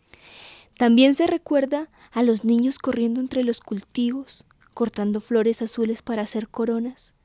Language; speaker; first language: Spanish; native; Spanish